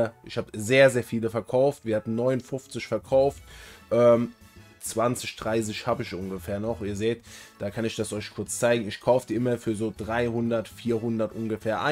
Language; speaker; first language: German; native; German